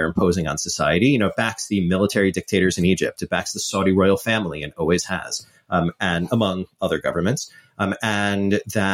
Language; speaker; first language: English; native; English